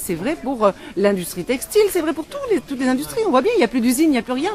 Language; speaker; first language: French; native; French